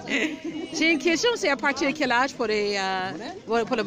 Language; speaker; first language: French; non-native, fluent; English